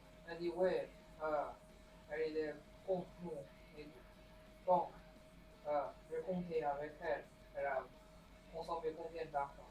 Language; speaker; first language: French; non-native, learner; Chinese